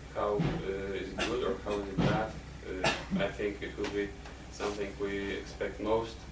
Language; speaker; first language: English; non-native, fluent; Polish